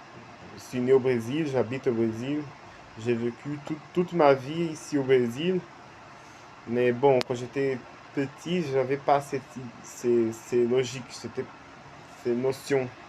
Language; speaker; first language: French; non-native, learner; Portuguese